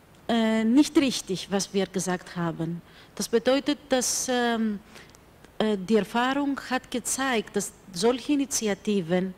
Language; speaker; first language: German; non-native, fluent; Greek